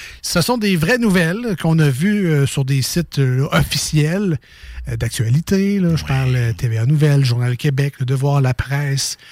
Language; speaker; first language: French; native; French